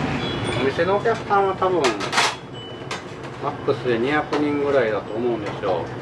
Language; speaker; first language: Japanese; native; Japanese